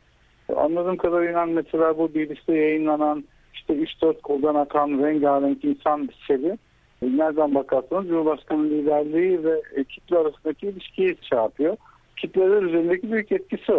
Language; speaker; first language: Turkish; native; Turkish